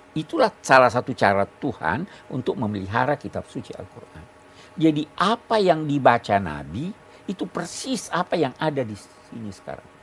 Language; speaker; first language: Indonesian; non-native, local second language; Buginese